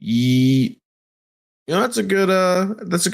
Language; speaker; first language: English; native; English